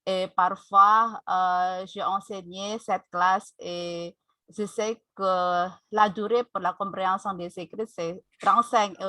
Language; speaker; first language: French; non-native, fluent; Indonesian